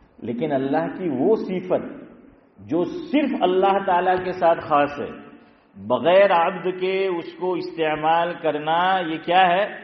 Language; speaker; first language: Urdu; non-native, local second language; Gujarati